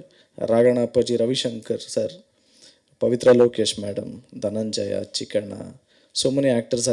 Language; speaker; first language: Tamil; non-native, learner; Kannada